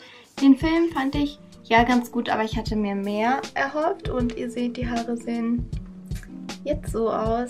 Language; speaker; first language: German; native; German